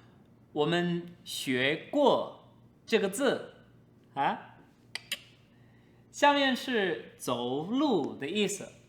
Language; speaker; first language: Chinese; non-native, fluent; English